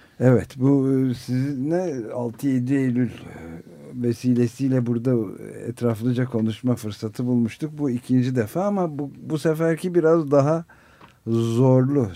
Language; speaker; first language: Turkish; native; Turkish